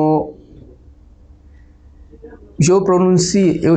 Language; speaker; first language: Spanish; non-native, fluent; Bangla